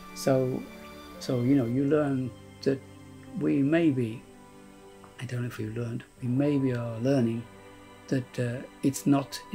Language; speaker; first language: English; native; English